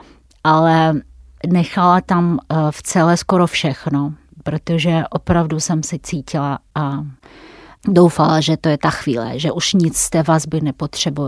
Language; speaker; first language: Czech; non-native, fluent; Russian